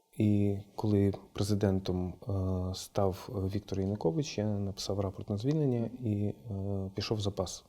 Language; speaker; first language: Ukrainian; non-native, local second language; Russian